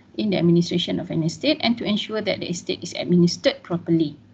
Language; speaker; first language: English; non-native, local second language; Malay